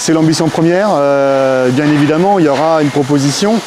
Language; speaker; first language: French; native; French